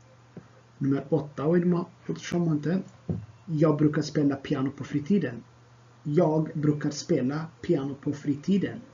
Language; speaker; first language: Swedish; non-native, fluent; Tigrinya